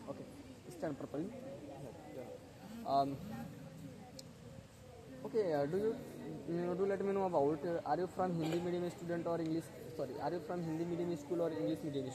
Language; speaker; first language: English; non-native, local second language; Hindi